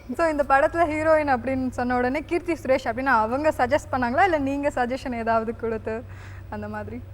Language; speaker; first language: Tamil; native; Tamil